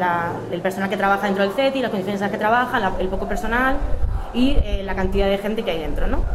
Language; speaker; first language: Spanish; native; Spanish